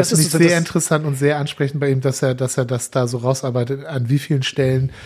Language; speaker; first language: German; native; German